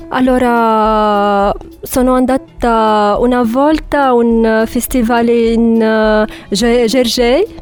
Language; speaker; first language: Italian; non-native, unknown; Arabic